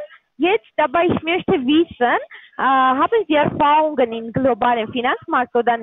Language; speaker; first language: German; non-native, learner; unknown